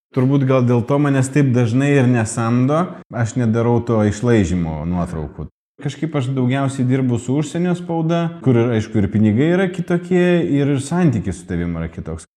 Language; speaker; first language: Lithuanian; non-native, local second language; Russian